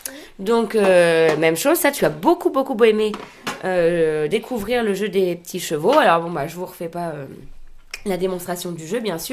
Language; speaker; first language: French; native; French